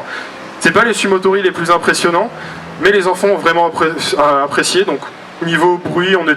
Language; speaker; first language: French; native; French